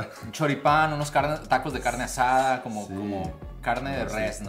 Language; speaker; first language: Spanish; native; Spanish